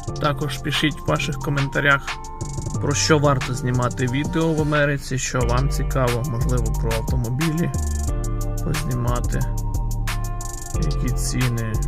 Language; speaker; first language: Ukrainian; native; Ukrainian